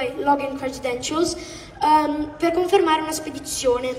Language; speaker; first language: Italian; early bilingual, heritage; English